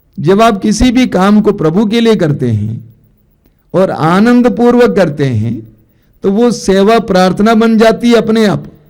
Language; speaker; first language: Hindi; non-native, local second language; Malayalam